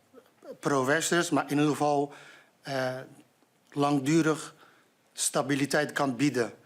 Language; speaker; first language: Dutch; non-native, fluent; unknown